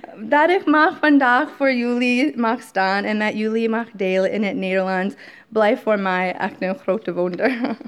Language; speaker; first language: Dutch; non-native, fluent; English